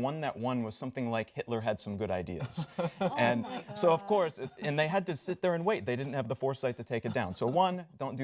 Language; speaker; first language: English; native; English